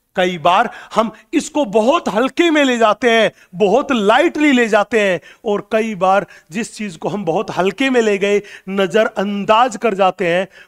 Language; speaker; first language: Hindi; native; Hindi